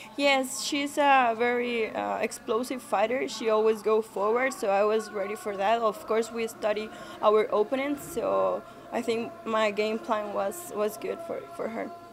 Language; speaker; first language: English; non-native, fluent; Spanish